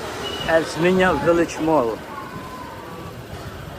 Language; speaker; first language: English; non-native, local second language; Indonesian